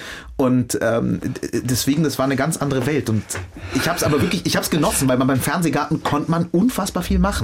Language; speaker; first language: German; early bilingual, other home language; Arabic